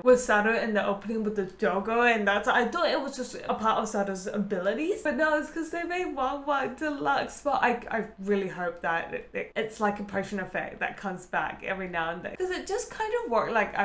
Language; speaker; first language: English; native; English